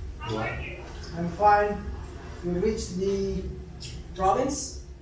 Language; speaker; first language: English; non-native, learner; Chinese